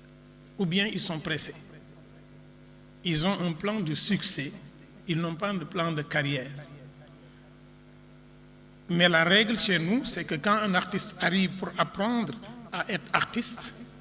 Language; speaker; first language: French; non-native, local second language; Wolof